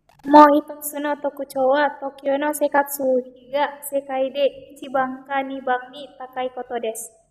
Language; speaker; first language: Japanese; non-native, learner; Indonesian